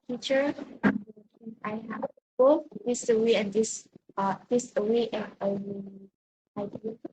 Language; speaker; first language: English; non-native, learner; Vietnamese